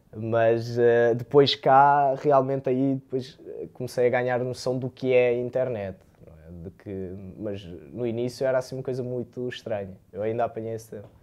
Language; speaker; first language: Portuguese; early bilingual, other home language; Romanian